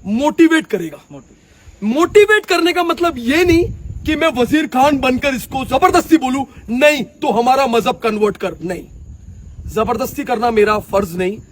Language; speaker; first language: Hindi; non-native, local second language; Punjabi